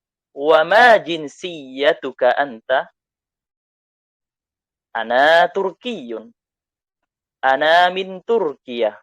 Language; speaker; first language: Arabic; non-native, fluent; Indonesian